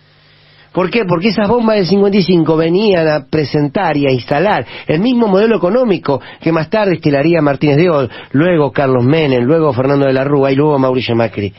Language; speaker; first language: Spanish; native; Spanish